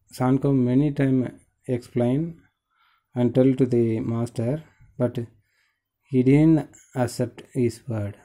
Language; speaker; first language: English; non-native, local second language; Tamil